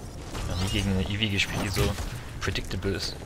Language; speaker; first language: German; native; German